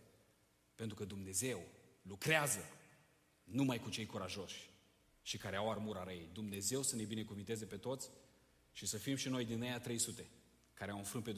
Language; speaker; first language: Romanian; native; Romanian